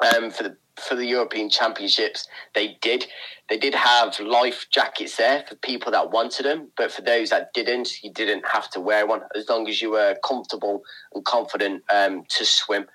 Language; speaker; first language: English; native; English